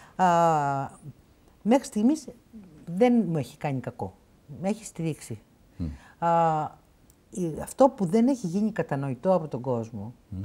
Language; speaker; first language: Greek; native; Greek